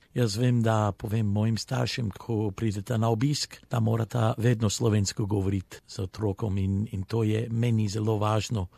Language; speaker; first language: Slovenian; early bilingual, heritage; Slovenian